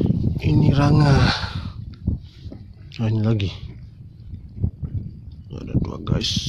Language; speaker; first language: Indonesian; non-native, local second language; Sundanese